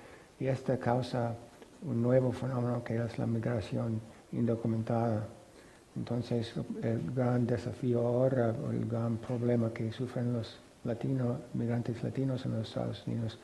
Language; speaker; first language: Spanish; non-native, fluent; English